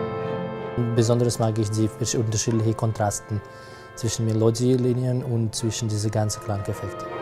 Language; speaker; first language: German; non-native, fluent; Russian